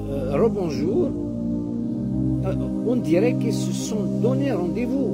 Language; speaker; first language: French; non-native, local second language; Kabyle